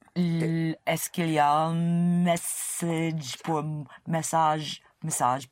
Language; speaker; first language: French; non-native, learner; English